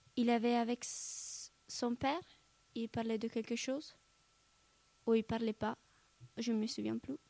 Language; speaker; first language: French; non-native, learner; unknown